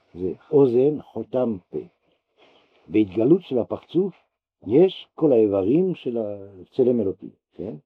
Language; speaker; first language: Hebrew; non-native, fluent; French